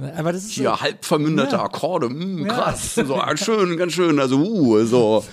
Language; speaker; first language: German; native; German